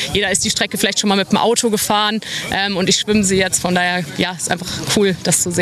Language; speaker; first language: German; native; German